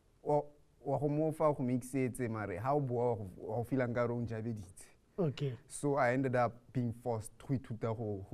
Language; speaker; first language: English; non-native, local second language; Tswana